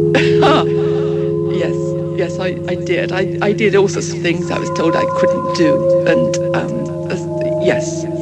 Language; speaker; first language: English; native; English